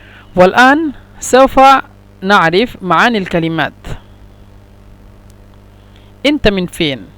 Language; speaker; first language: Arabic; non-native, fluent; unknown